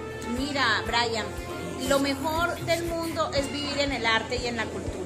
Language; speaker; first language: Spanish; native; Spanish